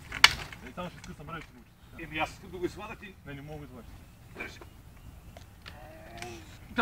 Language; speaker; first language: Bulgarian; native; Bulgarian